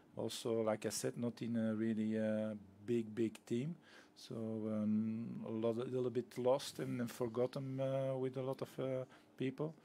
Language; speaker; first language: English; non-native, fluent; Dutch